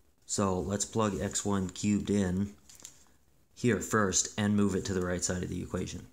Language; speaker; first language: English; native; English